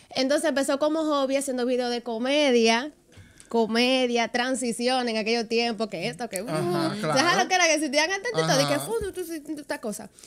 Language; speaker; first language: Spanish; native; Spanish